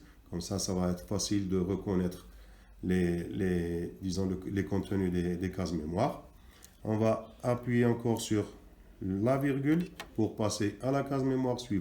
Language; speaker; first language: French; non-native, local second language; Arabic